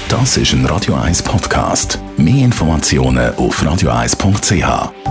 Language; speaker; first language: German; native; German